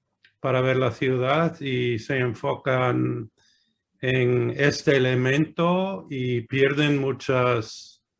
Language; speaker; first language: Spanish; non-native, fluent; English